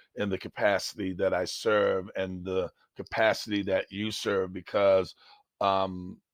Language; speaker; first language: English; native; English